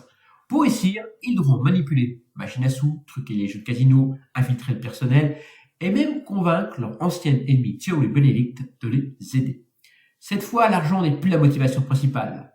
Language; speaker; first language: French; native; French